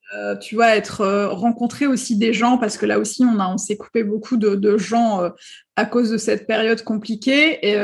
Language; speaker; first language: French; non-native, local second language; Arabic